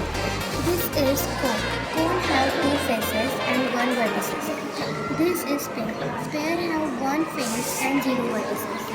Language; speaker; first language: English; non-native, learner; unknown